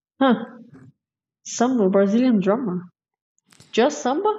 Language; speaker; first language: English; non-native, fluent; Portuguese